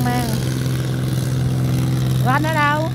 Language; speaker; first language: Vietnamese; native; Vietnamese